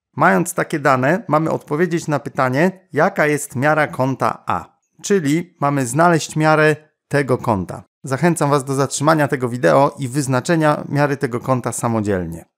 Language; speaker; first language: Polish; native; Polish